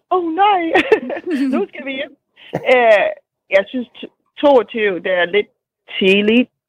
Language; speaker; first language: Danish; non-native, fluent; English